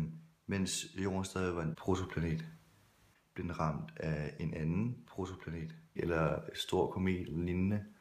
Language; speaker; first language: Danish; native; Danish